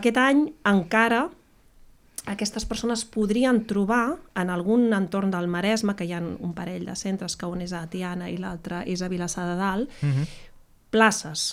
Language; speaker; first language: Catalan; native; Catalan